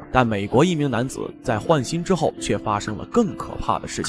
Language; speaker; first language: Chinese; native; Chinese